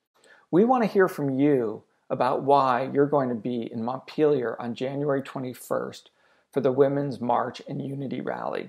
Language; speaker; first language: English; native; English